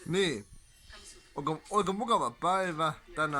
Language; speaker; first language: Finnish; non-native, learner; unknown